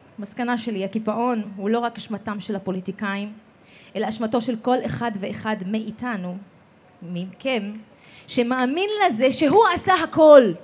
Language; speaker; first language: Hebrew; native; Hebrew